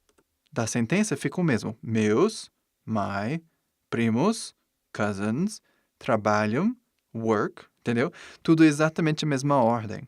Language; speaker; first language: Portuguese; non-native, fluent; English